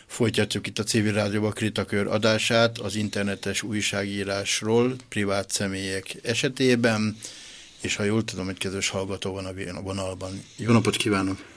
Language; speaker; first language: Hungarian; native; Hungarian